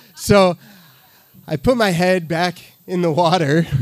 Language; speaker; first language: English; native; English